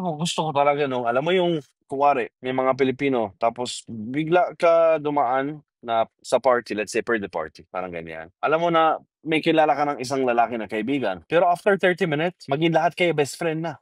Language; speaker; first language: Filipino; non-native, fluent; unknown